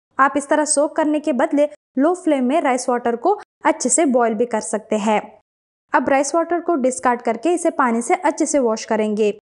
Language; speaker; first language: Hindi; non-native, local second language; Kannada